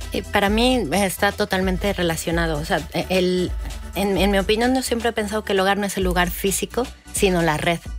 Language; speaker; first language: Spanish; native; Spanish